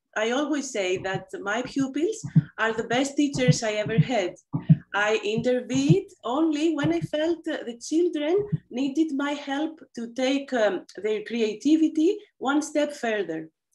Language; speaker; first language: English; non-native, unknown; Greek